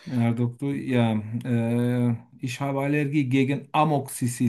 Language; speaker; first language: German; non-native, learner; Turkish